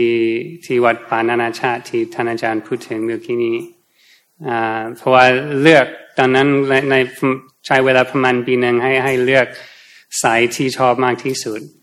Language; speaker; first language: Thai; non-native, fluent; English